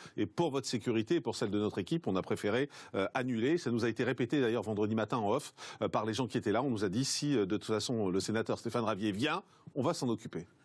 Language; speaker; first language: French; native; French